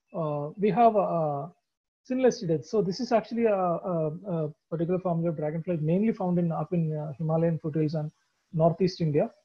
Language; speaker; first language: English; non-native, local second language; Malayalam